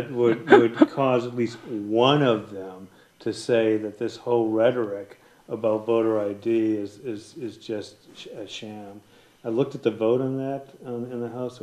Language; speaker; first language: English; native; English